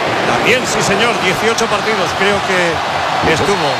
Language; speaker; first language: Spanish; native; Spanish